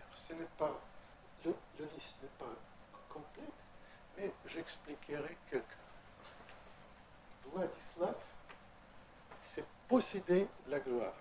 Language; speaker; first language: French; non-native, fluent; Russian